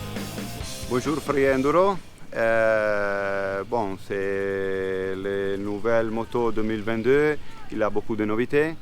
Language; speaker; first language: French; non-native, learner; Italian